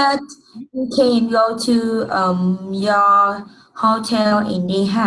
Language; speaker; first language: English; non-native, learner; Vietnamese